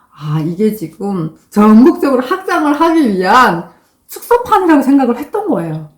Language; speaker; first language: Korean; native; Korean